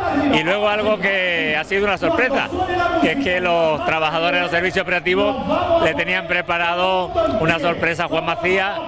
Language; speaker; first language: Spanish; native; Spanish